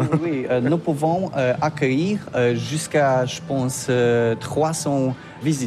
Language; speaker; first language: French; non-native, learner; Polish